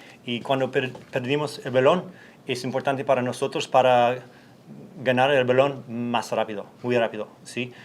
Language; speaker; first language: Spanish; non-native, learner; English